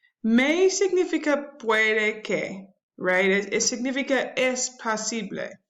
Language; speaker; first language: Spanish; non-native, learner; English